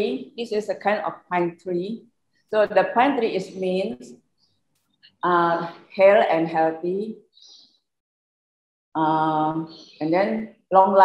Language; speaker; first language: English; non-native, fluent; Indonesian